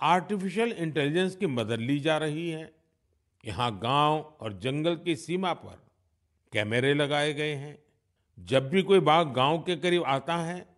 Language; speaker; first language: Hindi; non-native, local second language; Gujarati